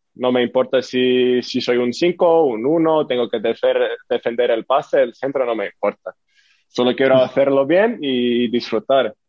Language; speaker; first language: Spanish; non-native, fluent; Estonian